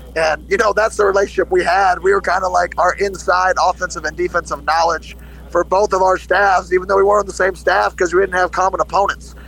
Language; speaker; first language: English; native; English